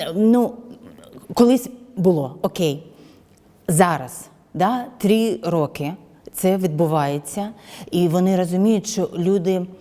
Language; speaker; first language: Ukrainian; native; Ukrainian